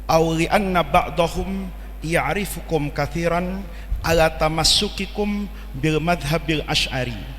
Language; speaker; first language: Arabic; non-native, fluent; Indonesian